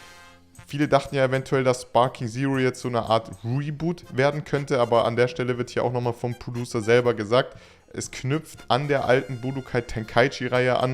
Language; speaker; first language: German; native; German